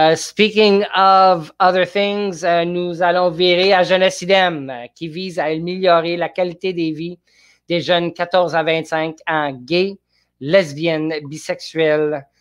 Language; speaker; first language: French; non-native, learner; English